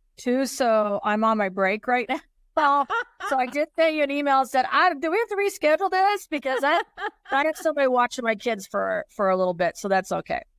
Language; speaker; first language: English; native; English